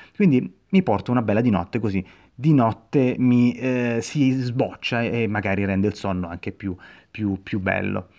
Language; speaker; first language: Italian; native; Italian